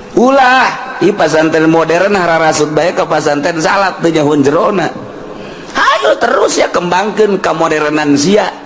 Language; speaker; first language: Sundanese; native; Sundanese